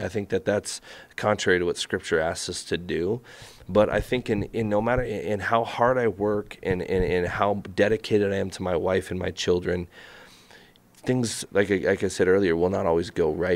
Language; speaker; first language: English; native; English